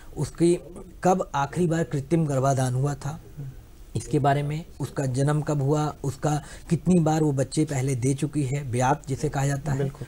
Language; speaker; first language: Hindi; native; Hindi